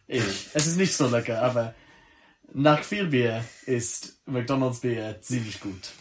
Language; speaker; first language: German; non-native, learner; English